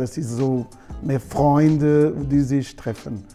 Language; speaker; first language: German; non-native, learner; Portuguese